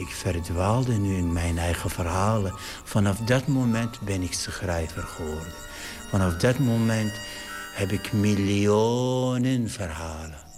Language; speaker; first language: Dutch; non-native, fluent; Arabic